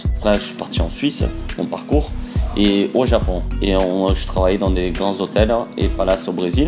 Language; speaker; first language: French; non-native, fluent; Portuguese